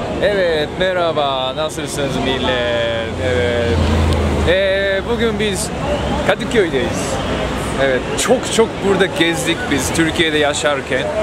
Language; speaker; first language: Turkish; non-native, fluent; Japanese